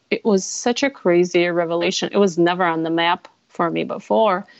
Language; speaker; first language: English; non-native, fluent; Russian